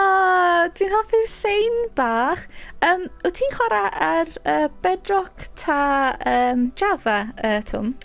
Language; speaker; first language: Welsh; native; Welsh